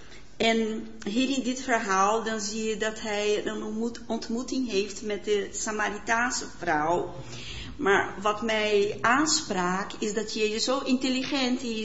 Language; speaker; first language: Dutch; non-native, fluent; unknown